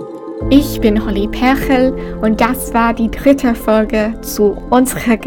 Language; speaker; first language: German; non-native, fluent; English